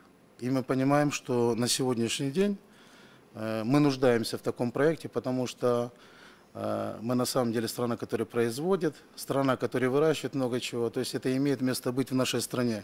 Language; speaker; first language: Russian; native; Russian